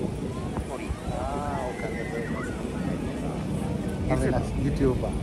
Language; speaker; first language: Japanese; non-native, learner; English